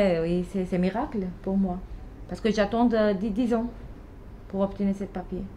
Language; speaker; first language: French; non-native, learner; Arabic